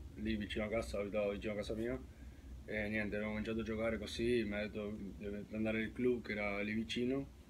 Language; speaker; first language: Italian; non-native, learner; Spanish